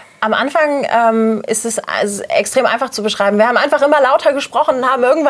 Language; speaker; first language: German; native; German